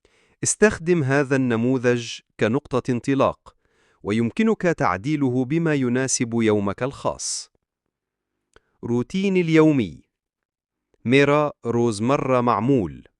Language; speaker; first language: Arabic; non-native, fluent; Urdu